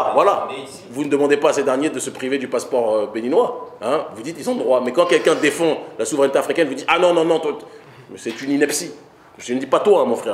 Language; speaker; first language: French; native; French